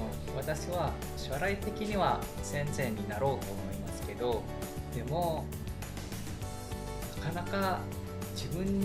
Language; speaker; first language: Japanese; non-native, fluent; Indonesian